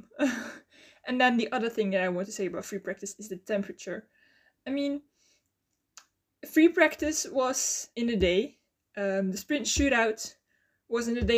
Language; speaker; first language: English; non-native, fluent; Dutch